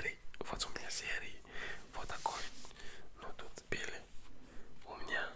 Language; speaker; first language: Russian; non-native, learner; French